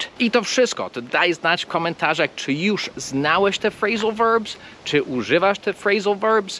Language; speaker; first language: Polish; non-native, fluent; English